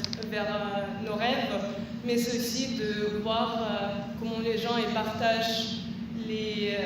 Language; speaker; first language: French; non-native, fluent; Russian